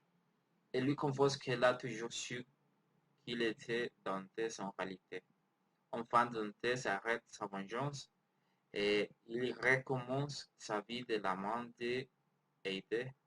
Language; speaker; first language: French; non-native, learner; Spanish